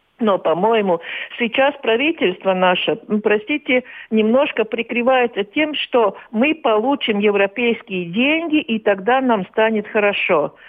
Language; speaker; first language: Russian; non-native, local second language; Latvian